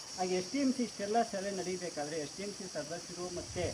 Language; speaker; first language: Kannada; native; Kannada